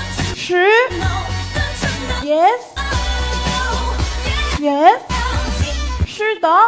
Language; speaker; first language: Chinese; non-native, learner; Korean